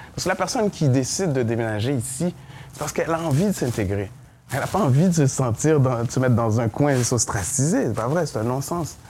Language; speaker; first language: French; early bilingual, other home language; Haitian Creole